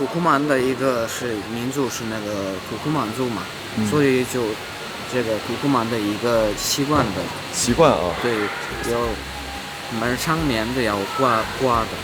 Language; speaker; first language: Chinese; non-native, fluent; Turkmen